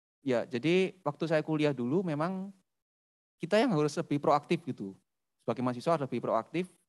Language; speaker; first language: Indonesian; native; Indonesian